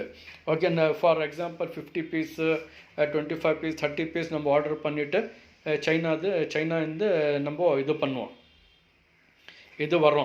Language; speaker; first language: Tamil; non-native, local second language; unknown